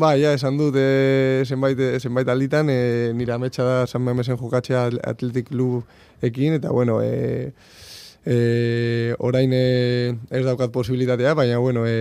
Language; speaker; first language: Basque; non-native, local second language; Spanish